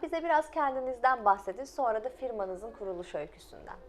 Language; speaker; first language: Turkish; native; Turkish